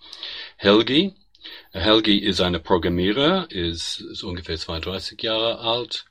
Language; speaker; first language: German; non-native, learner; English